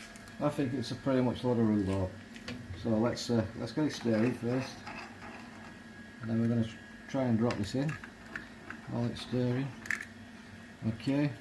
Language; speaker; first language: English; native; English